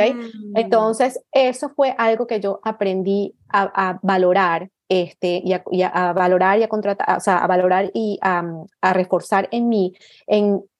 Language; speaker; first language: Spanish; native; Spanish